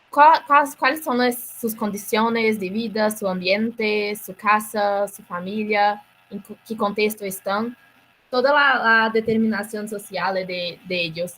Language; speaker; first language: Spanish; non-native, learner; Portuguese